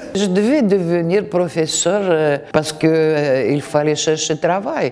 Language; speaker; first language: French; non-native, fluent; Russian